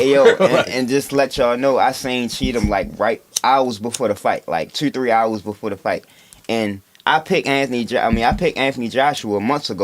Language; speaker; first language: English; native; English